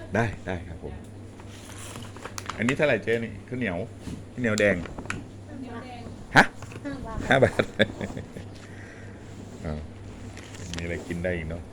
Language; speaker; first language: Thai; native; Thai